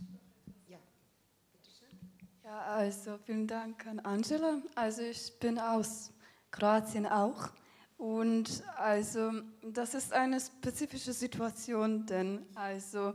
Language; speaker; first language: German; non-native, fluent; Serbian